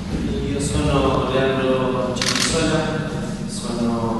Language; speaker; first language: Italian; non-native, learner; Spanish